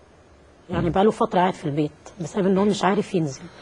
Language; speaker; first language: Arabic; native; Arabic